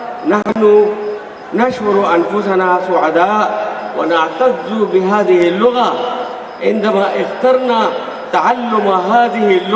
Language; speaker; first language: Arabic; non-native, fluent; Urdu